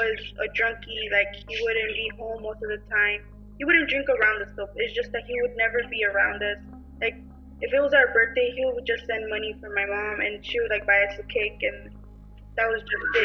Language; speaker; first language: English; early bilingual, other home language; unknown